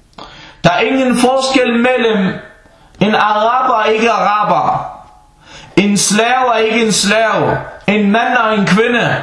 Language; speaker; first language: Danish; non-native, fluent; Arabic